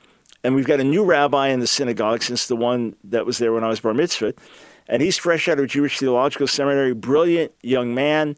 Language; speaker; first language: English; native; English